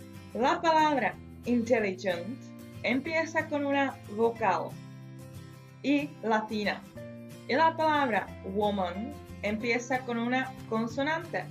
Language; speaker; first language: Spanish; non-native, fluent; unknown